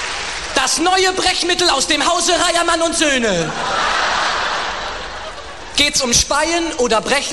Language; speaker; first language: German; native; German